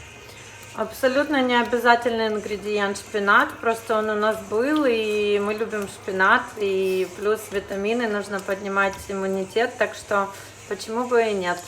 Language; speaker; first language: Russian; native; Russian